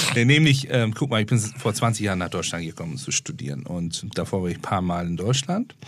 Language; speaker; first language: German; non-native, fluent; Turkish